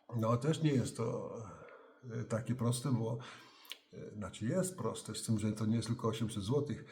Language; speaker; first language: Polish; native; Polish